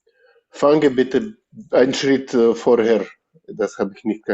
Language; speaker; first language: German; non-native, learner; Russian